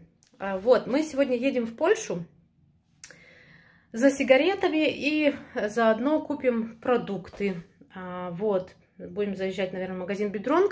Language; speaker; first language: Russian; native; Russian